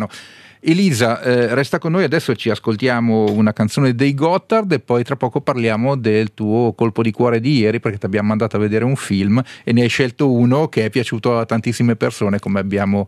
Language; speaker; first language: Italian; native; Italian